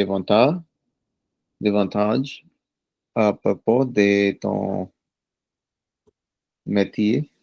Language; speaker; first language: French; non-native, learner; Punjabi